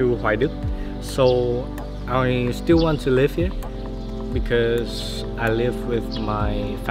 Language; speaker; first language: English; non-native, learner; Vietnamese